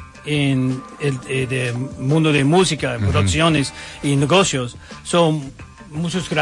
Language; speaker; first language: Spanish; non-native, learner; English